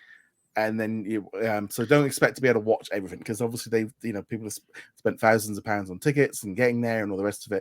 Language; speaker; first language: English; native; English